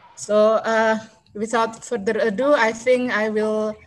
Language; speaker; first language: English; non-native, fluent; Indonesian